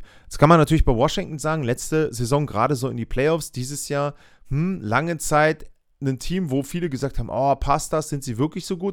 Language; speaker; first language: German; native; German